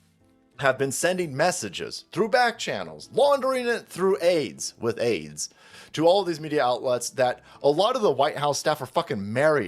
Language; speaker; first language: English; native; English